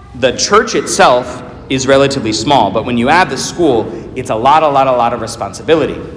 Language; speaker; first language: English; native; English